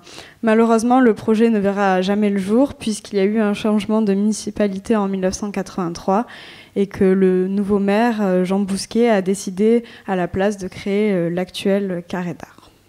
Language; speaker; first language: French; native; French